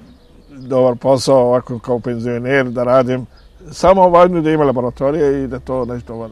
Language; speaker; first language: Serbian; non-native, fluent; Arabic